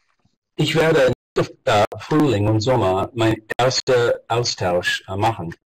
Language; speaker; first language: German; non-native, fluent; English